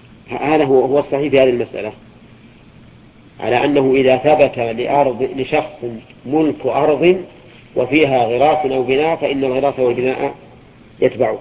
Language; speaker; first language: Arabic; native; Arabic